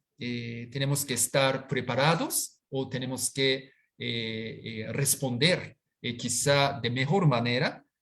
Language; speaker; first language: Spanish; non-native, fluent; Japanese